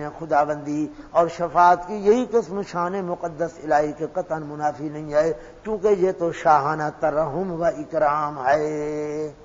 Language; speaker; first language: Urdu; non-native, local second language; Pashto